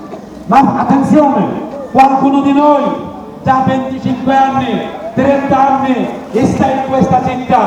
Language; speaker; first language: Italian; non-native, learner; Bangla